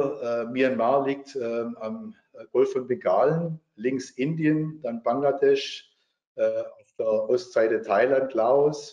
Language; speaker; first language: German; native; German